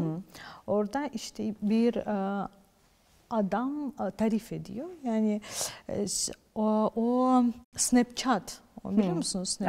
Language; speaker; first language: Turkish; non-native, fluent; Ukrainian